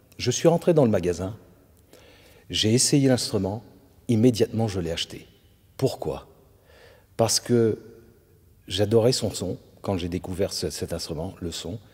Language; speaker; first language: French; native; French